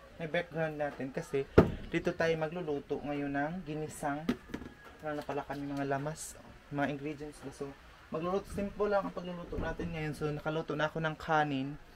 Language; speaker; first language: Filipino; non-native, local second language; Cebuano